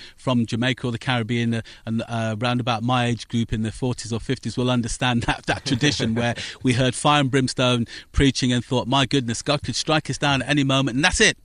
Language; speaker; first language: English; native; English